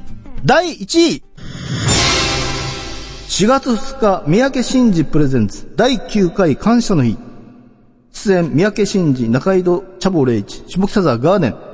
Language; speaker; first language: Japanese; native; Japanese